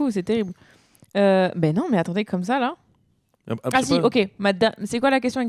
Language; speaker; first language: French; native; French